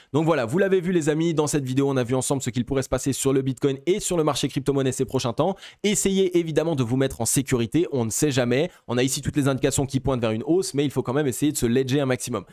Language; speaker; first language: French; native; French